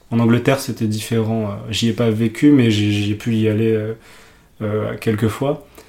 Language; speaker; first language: French; early bilingual, other home language; Urdu